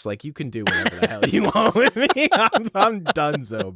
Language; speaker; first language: English; native; English